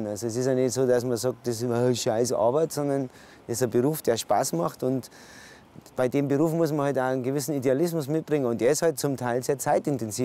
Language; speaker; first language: German; native; German